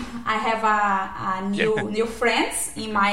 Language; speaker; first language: English; non-native, learner; Portuguese